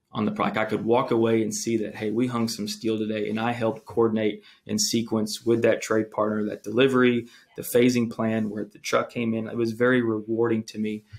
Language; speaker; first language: English; native; English